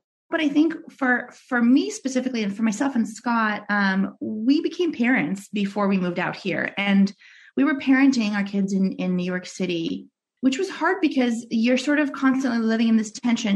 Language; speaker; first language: English; early bilingual, other home language; Russian